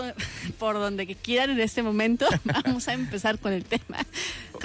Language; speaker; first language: Spanish; native; Spanish